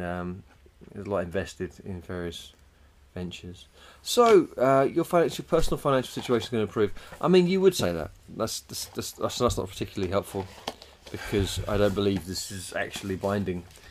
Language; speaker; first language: English; native; English